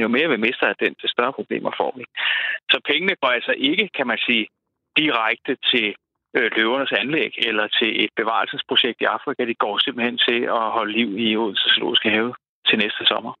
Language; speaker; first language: Danish; native; Danish